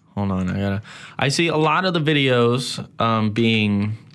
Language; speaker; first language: English; native; English